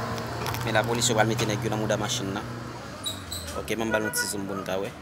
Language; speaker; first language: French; non-native, learner; Haitian Creole